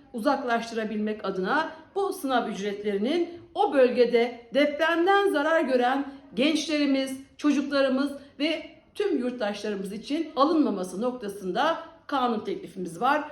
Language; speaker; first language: Turkish; native; Turkish